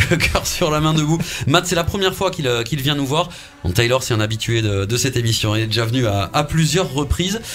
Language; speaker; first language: French; native; French